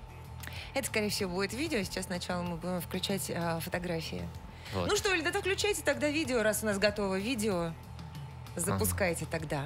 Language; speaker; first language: Russian; native; Russian